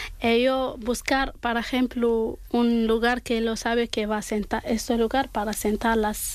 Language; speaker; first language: Spanish; non-native, learner; Arabic